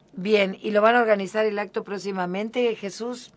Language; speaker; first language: Spanish; native; Spanish